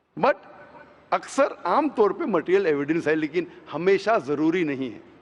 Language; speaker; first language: Hindi; non-native, local second language; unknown